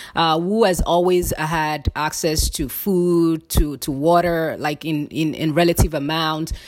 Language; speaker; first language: English; non-native, local second language; Yoruba